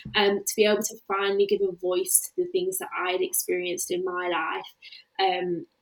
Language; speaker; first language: English; native; English